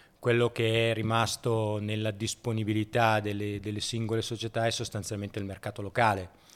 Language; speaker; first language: Italian; native; Italian